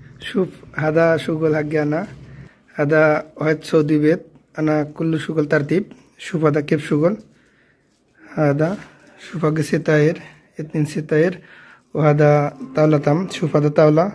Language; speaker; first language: Arabic; non-native, learner; Bangla